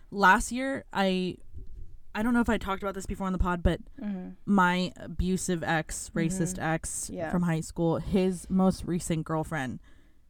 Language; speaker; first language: English; early bilingual, other home language; Spanish